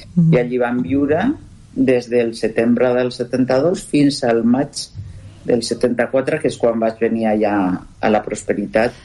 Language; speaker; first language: Catalan; non-native, local second language; Spanish